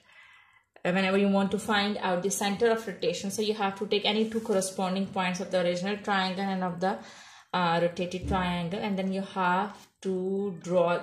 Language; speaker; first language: English; non-native, local second language; Urdu